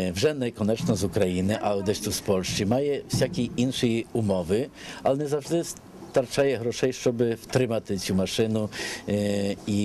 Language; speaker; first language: Ukrainian; early bilingual, heritage; Ukrainian